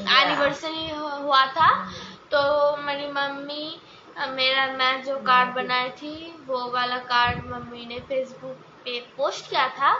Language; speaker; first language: Hindi; non-native, local second language; Bangla